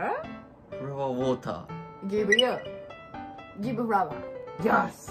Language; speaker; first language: English; non-native, learner; Japanese